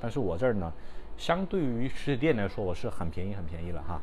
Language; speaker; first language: Chinese; native; Chinese